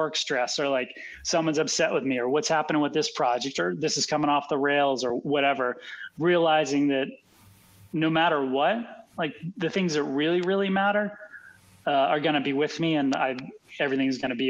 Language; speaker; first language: English; native; English